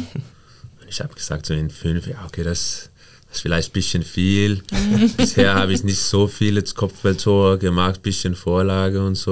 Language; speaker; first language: German; non-native, fluent; Danish